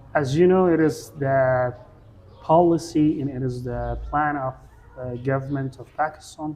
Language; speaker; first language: English; non-native, fluent; Persian